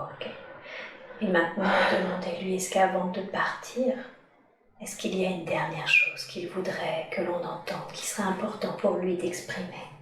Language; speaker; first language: French; native; French